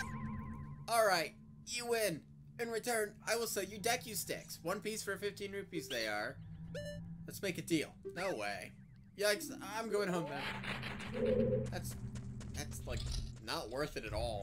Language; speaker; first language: English; native; English